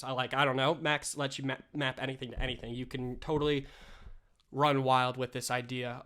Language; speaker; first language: English; native; English